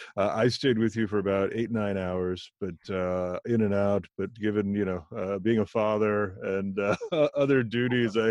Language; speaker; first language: English; native; English